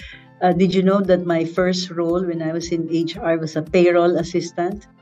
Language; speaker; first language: English; non-native, local second language; Filipino